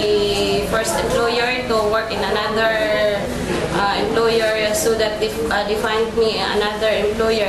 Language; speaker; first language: English; non-native, learner; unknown